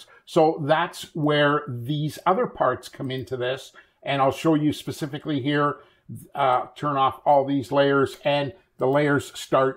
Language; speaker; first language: English; native; English